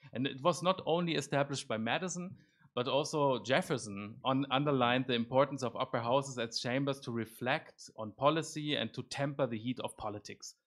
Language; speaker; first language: English; non-native, fluent; German